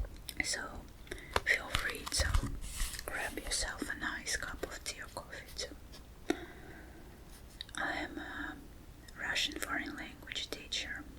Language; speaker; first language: English; non-native, fluent; Russian